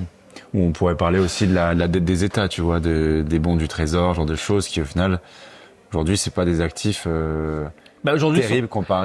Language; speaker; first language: French; native; French